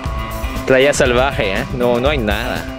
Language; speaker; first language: Spanish; non-native, fluent; French